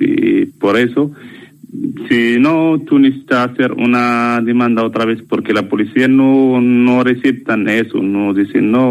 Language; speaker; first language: Spanish; non-native, learner; Arabic